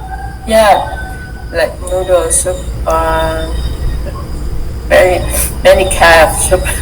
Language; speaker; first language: English; non-native, learner; Vietnamese